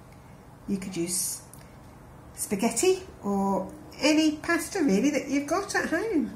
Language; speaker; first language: English; native; English